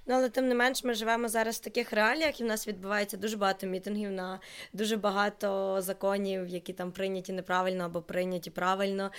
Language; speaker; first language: Ukrainian; native; Ukrainian